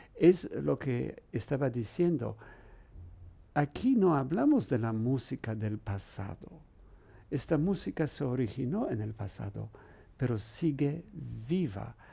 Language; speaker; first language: Spanish; non-native, fluent; Polish